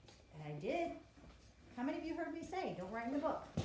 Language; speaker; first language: English; native; English